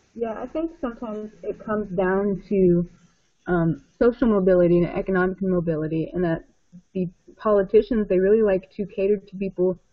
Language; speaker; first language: English; native; English